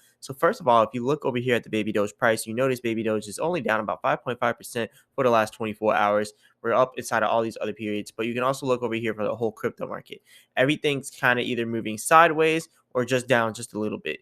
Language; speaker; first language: English; native; English